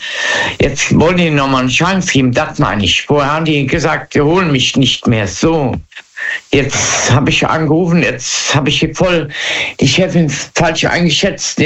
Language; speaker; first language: German; native; German